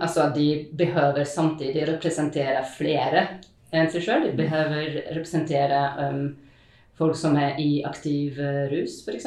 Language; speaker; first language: Norwegian; non-native, fluent; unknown